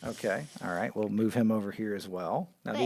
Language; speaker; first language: English; native; English